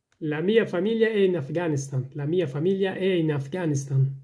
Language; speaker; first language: Italian; non-native, learner; Persian